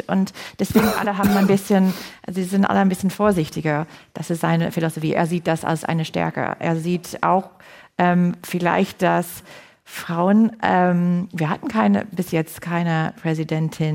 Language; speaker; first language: German; non-native, fluent; English